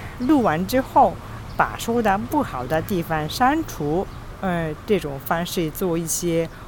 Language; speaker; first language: Chinese; non-native, fluent; Japanese